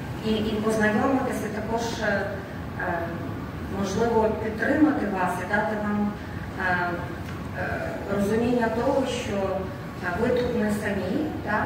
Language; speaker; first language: Ukrainian; native; Ukrainian